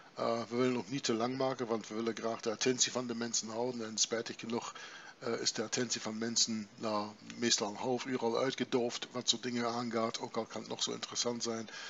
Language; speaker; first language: Dutch; non-native, fluent; German